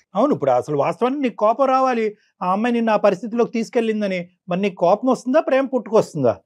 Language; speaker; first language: Telugu; native; Telugu